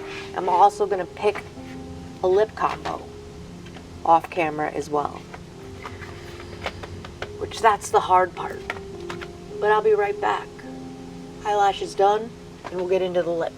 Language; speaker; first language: English; native; English